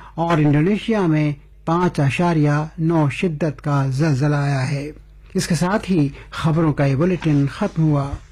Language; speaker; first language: Urdu; native; Urdu